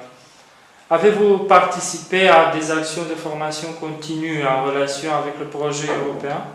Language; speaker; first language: French; non-native, fluent; Romanian